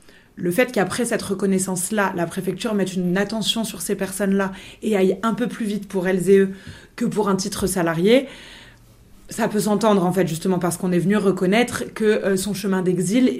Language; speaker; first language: French; native; French